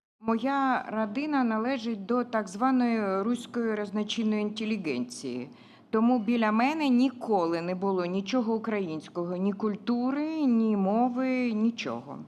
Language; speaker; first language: Ukrainian; non-native, local second language; Russian